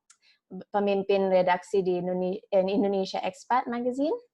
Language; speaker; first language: Indonesian; non-native, fluent; English